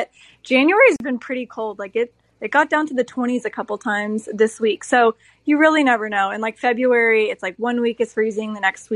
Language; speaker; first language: English; native; English